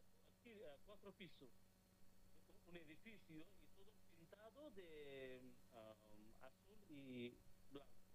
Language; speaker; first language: Spanish; non-native, fluent; Bangla